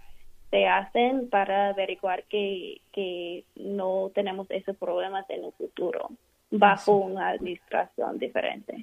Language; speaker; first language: Spanish; non-native, fluent; English